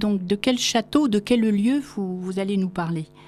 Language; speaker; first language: French; native; French